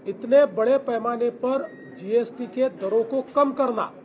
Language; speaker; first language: Hindi; non-native, local second language; Marathi